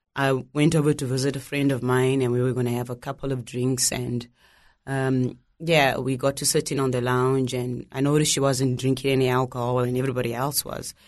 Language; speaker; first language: English; non-native, local second language; Shona